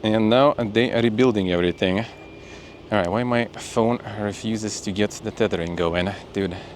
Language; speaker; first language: English; non-native, fluent; Russian